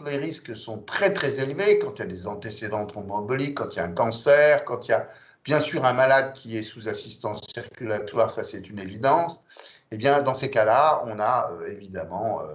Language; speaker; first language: French; native; French